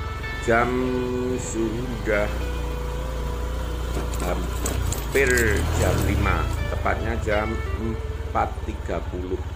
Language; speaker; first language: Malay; non-native, local second language; Javanese